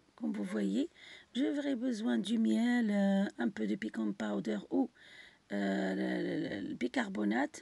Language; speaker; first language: French; non-native, local second language; Arabic